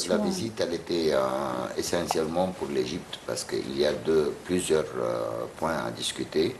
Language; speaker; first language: French; non-native, fluent; Arabic